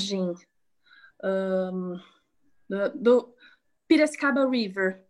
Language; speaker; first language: English; non-native, learner; Portuguese